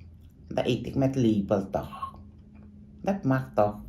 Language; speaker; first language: Dutch; non-native, local second language; Caribbean Hindustani